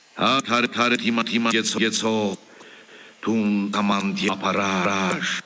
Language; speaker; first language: Armenian; native; Armenian